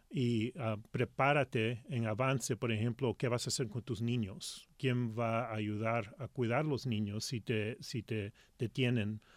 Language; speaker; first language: Spanish; early bilingual, heritage; Spanish